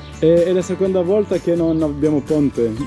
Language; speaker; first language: Italian; non-native, learner; French